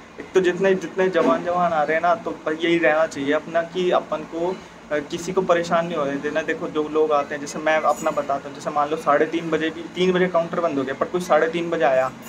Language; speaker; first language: Hindi; native; Hindi